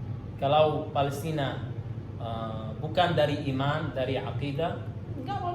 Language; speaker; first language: Indonesian; non-native, learner; Arabic